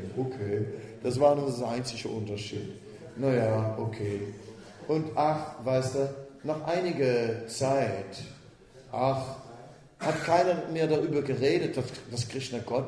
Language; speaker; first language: German; non-native, fluent; Dutch